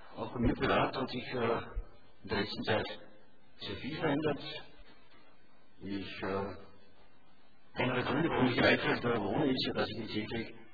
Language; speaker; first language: German; native; German